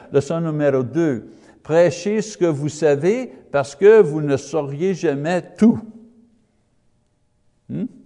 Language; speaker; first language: French; non-native, fluent; English